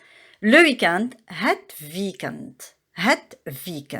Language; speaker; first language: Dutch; non-native, learner; French